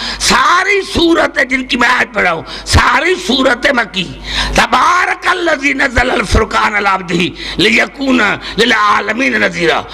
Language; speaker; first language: Urdu; non-native, local second language; Sindhi